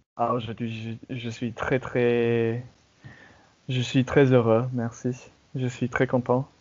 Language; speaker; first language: French; non-native, fluent; English